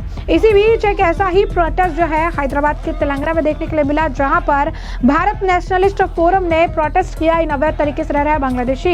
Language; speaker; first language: Hindi; native; Hindi